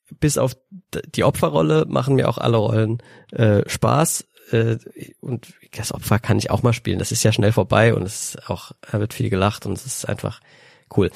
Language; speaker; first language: German; native; German